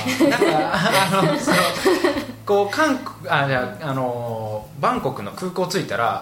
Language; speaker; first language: Japanese; native; Japanese